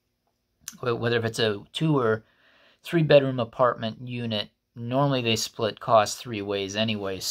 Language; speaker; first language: English; native; English